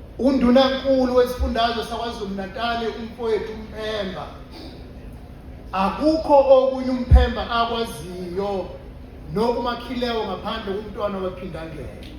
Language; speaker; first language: Zulu; native; Zulu